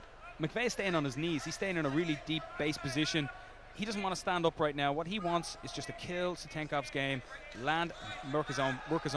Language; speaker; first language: English; native; English